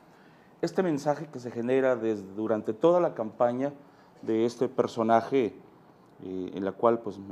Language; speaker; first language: Spanish; native; Spanish